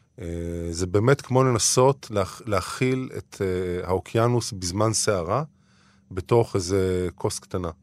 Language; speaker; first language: Hebrew; native; Hebrew